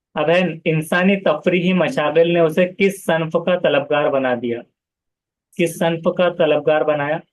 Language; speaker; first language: Hindi; non-native, local second language; Urdu